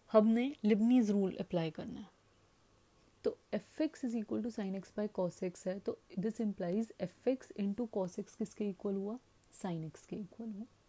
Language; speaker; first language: Hindi; native; Hindi